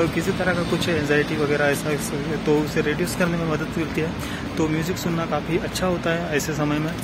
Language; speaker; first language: Hindi; non-native, local second language; Marathi